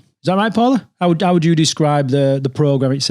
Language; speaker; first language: English; native; English